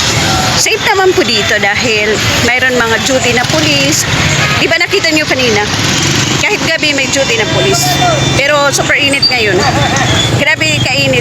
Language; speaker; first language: Filipino; non-native, local second language; Waray